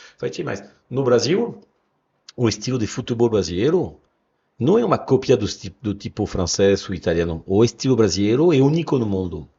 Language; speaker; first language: Portuguese; non-native, fluent; French